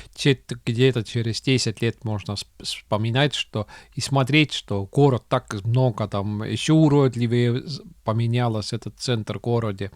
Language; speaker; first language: Russian; non-native, local second language; Estonian